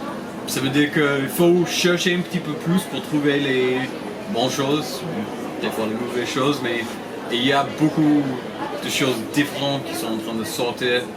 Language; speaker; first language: French; non-native, fluent; English